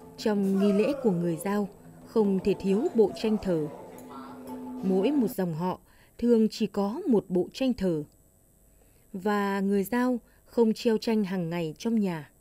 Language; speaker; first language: Vietnamese; native; Vietnamese